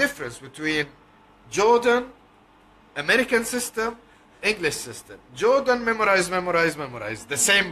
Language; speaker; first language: English; non-native, fluent; Arabic